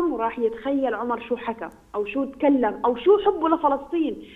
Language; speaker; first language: Arabic; native; Arabic